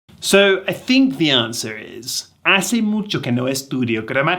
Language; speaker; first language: Spanish; non-native, fluent; English